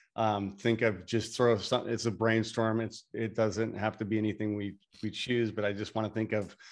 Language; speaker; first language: English; native; English